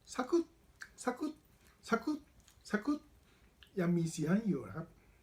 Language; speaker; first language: Thai; non-native, learner; Japanese